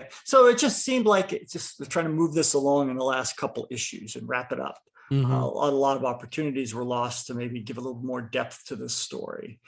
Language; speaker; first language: English; native; English